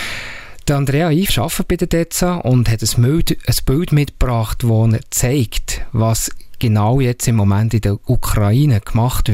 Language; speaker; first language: German; native; German